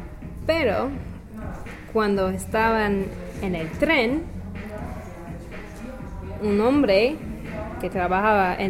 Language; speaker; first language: Spanish; non-native, learner; English